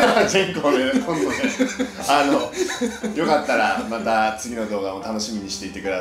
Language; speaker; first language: Japanese; native; Japanese